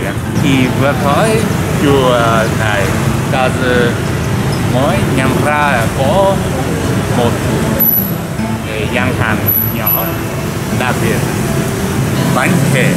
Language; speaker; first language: Vietnamese; non-native, learner; Japanese